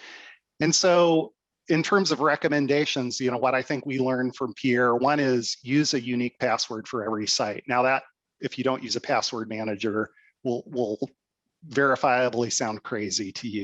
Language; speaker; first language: English; native; English